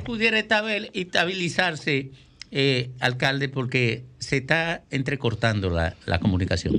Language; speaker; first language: Spanish; native; Spanish